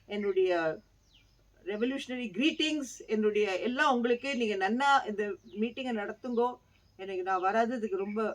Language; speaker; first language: Tamil; early bilingual, heritage; Tamil